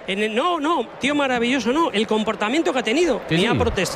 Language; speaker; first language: Spanish; native; Spanish